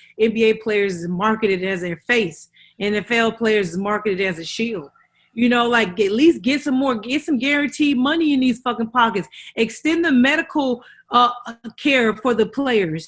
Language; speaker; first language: English; native; English